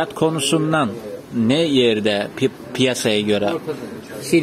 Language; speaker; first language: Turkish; non-native, learner; Russian